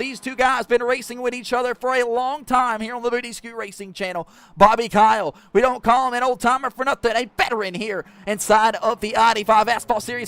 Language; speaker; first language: English; native; English